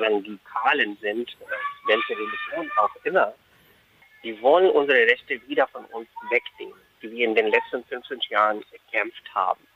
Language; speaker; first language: German; non-native, fluent; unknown